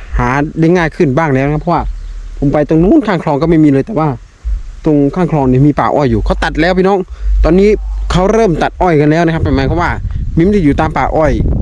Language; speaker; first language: Thai; native; Thai